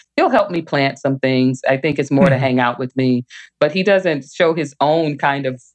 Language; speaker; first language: English; native; English